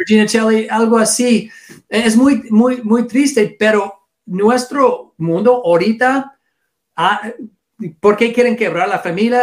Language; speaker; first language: Spanish; non-native, learner; English